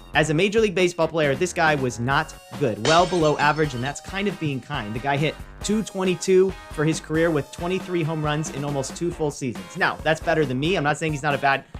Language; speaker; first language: English; native; English